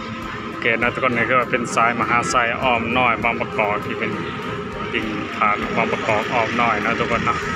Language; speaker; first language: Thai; non-native, local second language; Lao